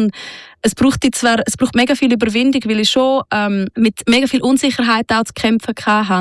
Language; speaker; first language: German; native; German